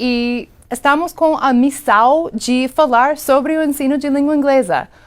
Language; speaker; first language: Portuguese; non-native, fluent; English